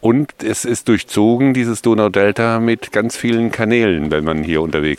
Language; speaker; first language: German; native; German